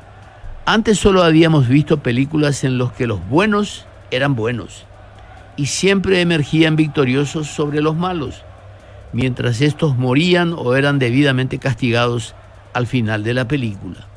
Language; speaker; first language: Spanish; native; Spanish